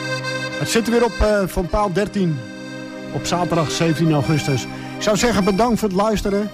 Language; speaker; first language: Dutch; native; Dutch